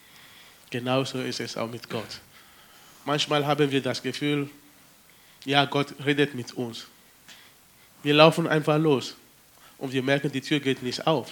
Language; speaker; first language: German; non-native, fluent; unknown